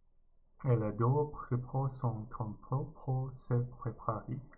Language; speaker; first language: French; non-native, learner; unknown